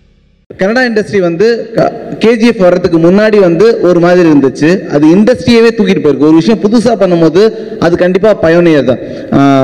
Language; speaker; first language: Tamil; native; Tamil